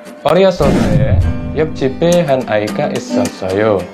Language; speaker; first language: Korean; non-native, fluent; Indonesian